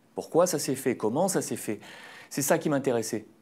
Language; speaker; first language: French; native; French